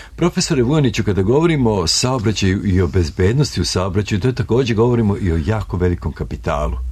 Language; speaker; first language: Serbian; native; Serbian